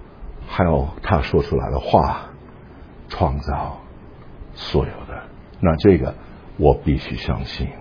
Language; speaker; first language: Chinese; non-native, fluent; English